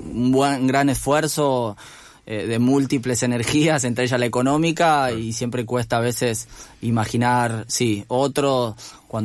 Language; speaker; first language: Spanish; native; Spanish